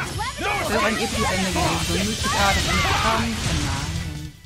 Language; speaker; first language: German; native; German